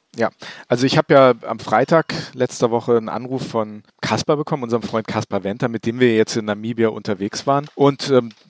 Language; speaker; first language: German; native; German